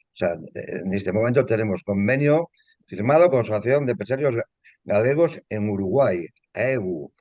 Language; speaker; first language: Spanish; native; Spanish